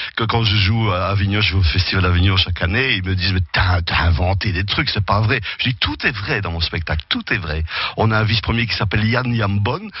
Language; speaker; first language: French; native; French